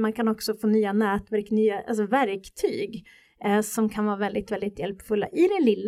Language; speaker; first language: Swedish; native; Swedish